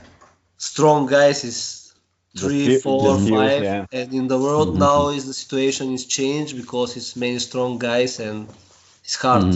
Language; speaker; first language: English; non-native, learner; Bulgarian